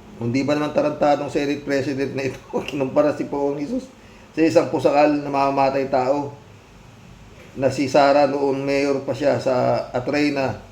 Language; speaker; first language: Filipino; native; Filipino